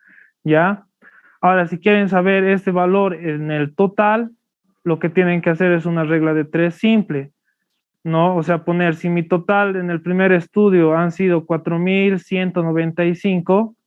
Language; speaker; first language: Spanish; native; Spanish